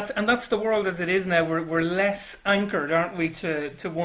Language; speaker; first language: English; native; English